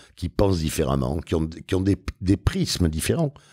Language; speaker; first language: French; native; French